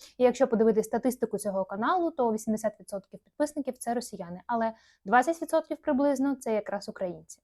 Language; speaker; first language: Ukrainian; non-native, local second language; Russian